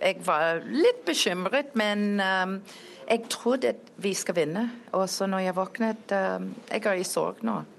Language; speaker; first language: Norwegian; non-native, learner; English